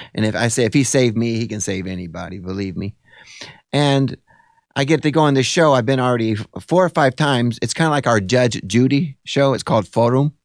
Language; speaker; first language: English; early bilingual, other home language; Italian